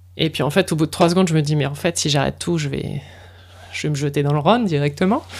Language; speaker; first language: French; native; French